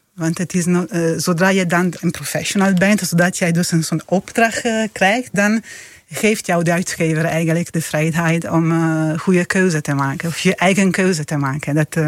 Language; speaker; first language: Dutch; non-native, fluent; Italian